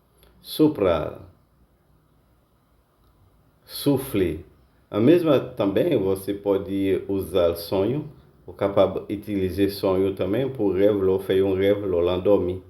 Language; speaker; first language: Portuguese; non-native, learner; Haitian Creole